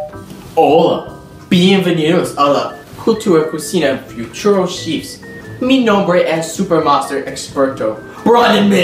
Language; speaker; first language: Spanish; non-native, learner; English